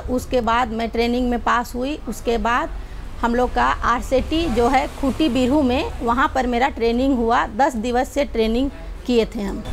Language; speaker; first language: Hindi; native; Hindi